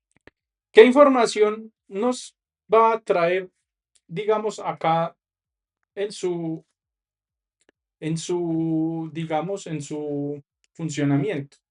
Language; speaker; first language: Spanish; native; Spanish